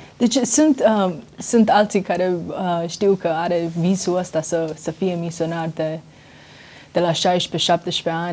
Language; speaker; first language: Romanian; early bilingual, heritage; Romanian